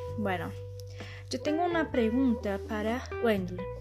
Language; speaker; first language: Spanish; non-native, learner; Portuguese